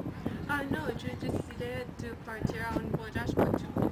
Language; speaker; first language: French; non-native, learner; English